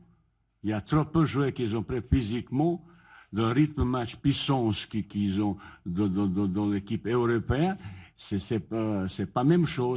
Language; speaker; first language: French; non-native, learner; Bosnian